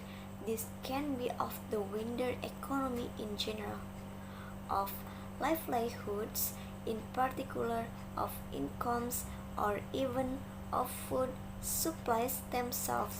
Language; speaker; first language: English; non-native, learner; Indonesian